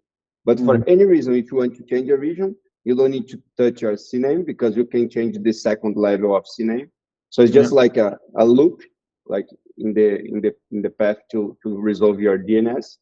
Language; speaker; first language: English; non-native, fluent; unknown